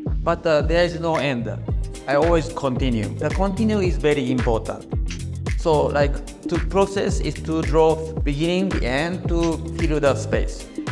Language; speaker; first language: English; non-native, learner; Japanese